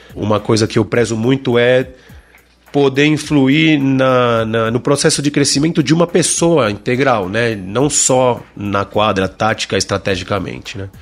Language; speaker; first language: Portuguese; non-native, fluent; Spanish